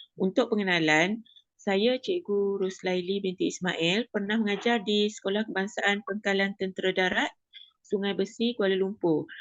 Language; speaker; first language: Malay; native; Malay